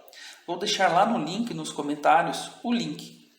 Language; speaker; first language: Portuguese; native; Portuguese